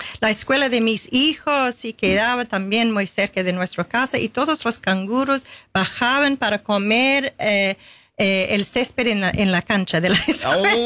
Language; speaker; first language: Spanish; non-native, fluent; English